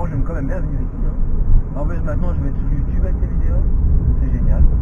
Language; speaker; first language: French; native; French